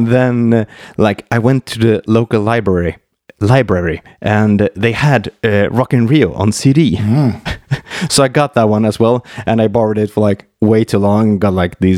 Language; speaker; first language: English; non-native, fluent; Swedish